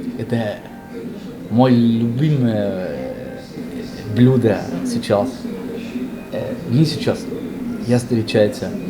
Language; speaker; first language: Russian; non-native, learner; Arabic